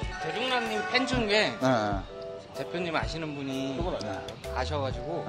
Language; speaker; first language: Korean; native; Korean